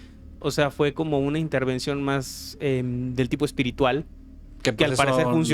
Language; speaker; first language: Spanish; native; Spanish